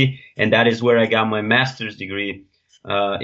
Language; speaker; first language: English; non-native, fluent; Bulgarian